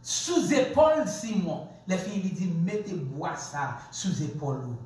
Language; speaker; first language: French; non-native, local second language; Haitian Creole